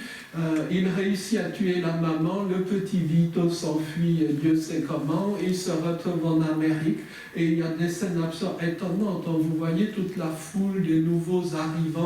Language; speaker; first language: French; native; French